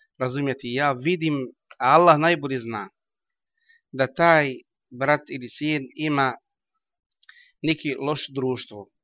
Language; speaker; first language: Bosnian; non-native, learner; Arabic